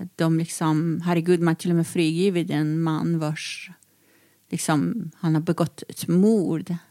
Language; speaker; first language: Swedish; non-native, fluent; Persian